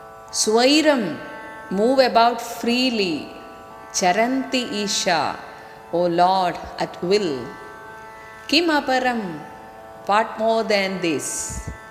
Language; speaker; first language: English; non-native, local second language; Malayalam